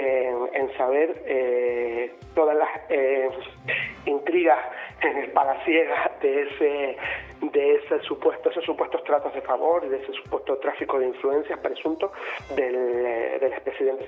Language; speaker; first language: Spanish; native; Spanish